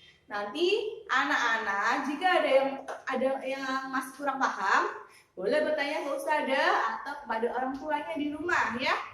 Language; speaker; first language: Indonesian; native; Indonesian